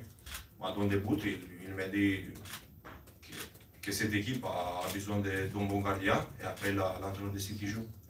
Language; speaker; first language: French; non-native, learner; Romanian